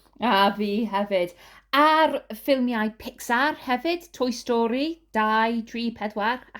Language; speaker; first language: Welsh; non-native, learner; English